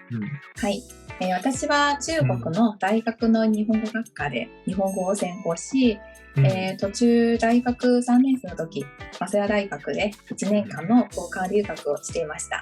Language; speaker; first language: Japanese; non-native, fluent; Chinese